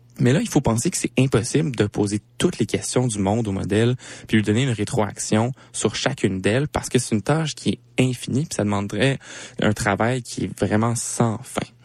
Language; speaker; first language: French; native; French